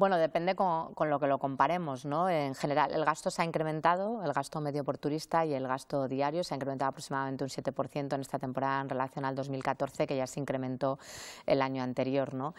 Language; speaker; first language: Spanish; native; Spanish